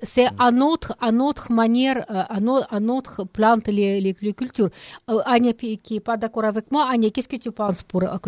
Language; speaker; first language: French; non-native, learner; Russian